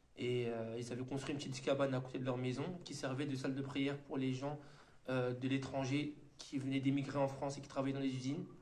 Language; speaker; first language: French; native; French